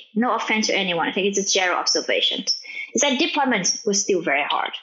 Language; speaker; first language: English; non-native, fluent; Vietnamese